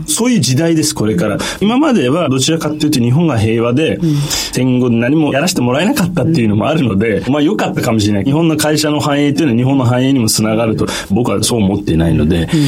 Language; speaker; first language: Japanese; non-native, fluent; Turkish